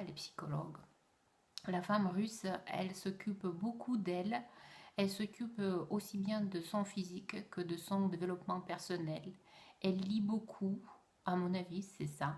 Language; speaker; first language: French; non-native, fluent; Russian